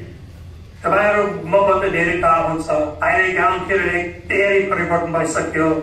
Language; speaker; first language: Nepali; non-native, learner; English